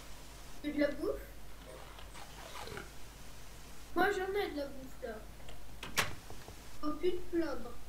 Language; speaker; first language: French; native; French